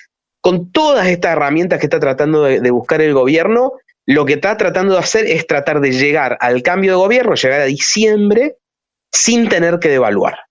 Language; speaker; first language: Spanish; native; Spanish